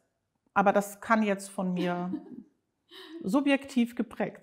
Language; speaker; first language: German; native; German